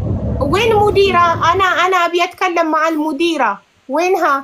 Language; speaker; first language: Arabic; non-native, learner; Amharic